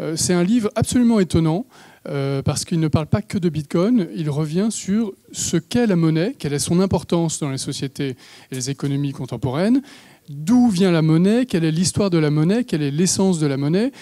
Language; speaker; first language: French; native; French